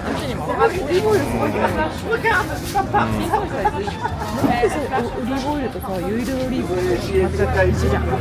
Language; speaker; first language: Japanese; native; Japanese